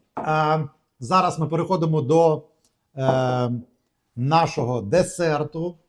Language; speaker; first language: Ukrainian; native; Ukrainian